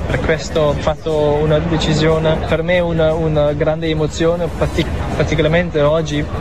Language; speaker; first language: Italian; non-native, learner; German